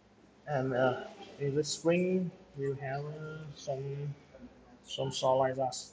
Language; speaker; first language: English; non-native, local second language; Vietnamese